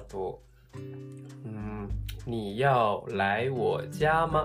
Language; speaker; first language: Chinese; non-native, learner; Japanese